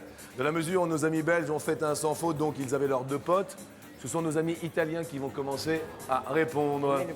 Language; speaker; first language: French; native; French